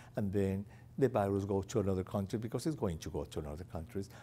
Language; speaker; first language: English; non-native, fluent; Spanish